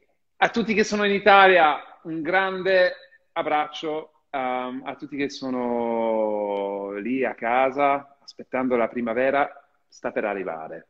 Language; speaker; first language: Italian; non-native, learner; English